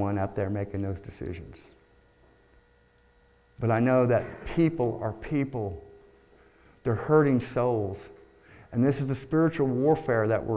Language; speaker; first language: English; native; English